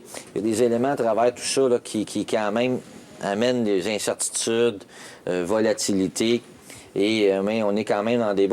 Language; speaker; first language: French; native; French